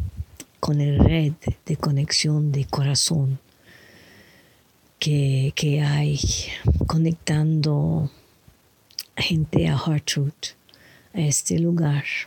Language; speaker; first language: Spanish; non-native, learner; English